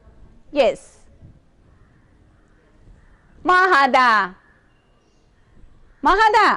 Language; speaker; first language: Arabic; non-native, fluent; Malayalam